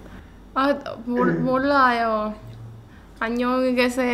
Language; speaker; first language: Korean; non-native, learner; Indonesian